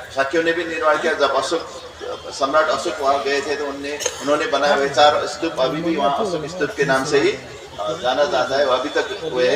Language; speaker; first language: Hindi; non-native, fluent; Newari